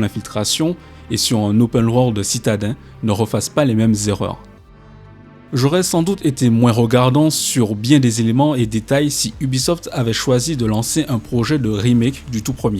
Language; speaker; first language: French; native; French